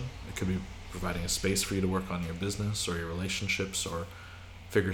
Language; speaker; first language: English; native; English